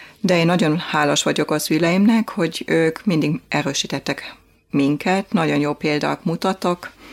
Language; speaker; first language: Hungarian; non-native, fluent; German